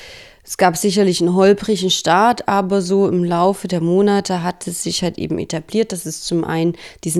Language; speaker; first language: German; native; German